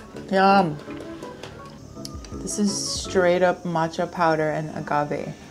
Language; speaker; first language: English; early bilingual, other home language; Japanese